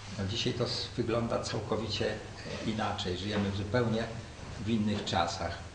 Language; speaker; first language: Polish; native; Polish